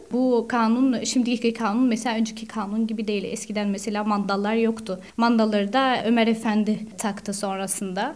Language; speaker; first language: Turkish; early bilingual, heritage; Turkish